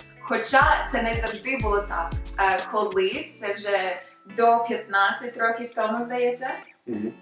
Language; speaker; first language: Ukrainian; early bilingual, other home language; English